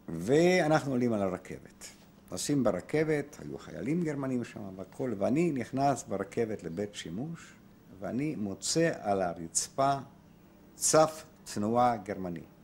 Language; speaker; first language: Hebrew; non-native, fluent; Polish